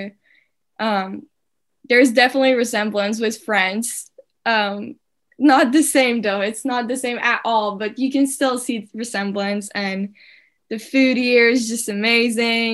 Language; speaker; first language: English; non-native, fluent; French